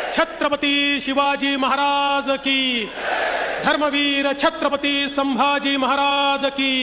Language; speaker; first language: Hindi; non-native, local second language; Marathi